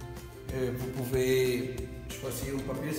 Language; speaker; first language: French; non-native, learner; Spanish